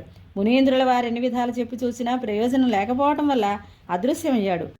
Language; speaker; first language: Telugu; native; Telugu